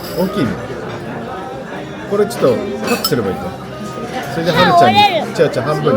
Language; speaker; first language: Japanese; native; Japanese